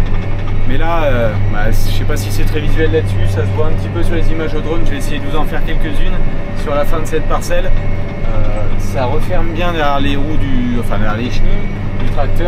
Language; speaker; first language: French; native; French